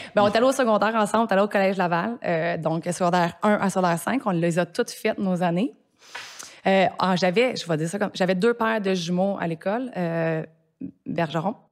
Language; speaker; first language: French; native; French